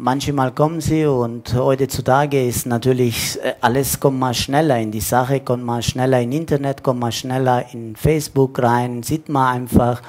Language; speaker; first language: German; non-native, fluent; Italian